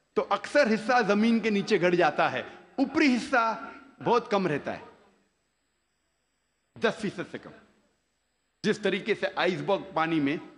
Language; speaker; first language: Hindi; non-native, local second language; Konkani